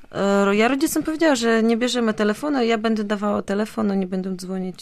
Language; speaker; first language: Polish; non-native, fluent; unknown